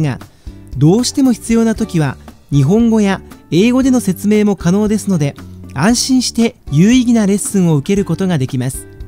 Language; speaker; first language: Japanese; native; Japanese